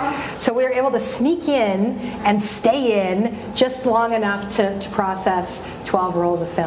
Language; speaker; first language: English; native; English